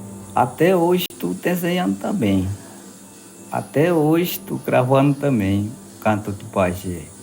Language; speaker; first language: Portuguese; non-native, local second language; Yanomámi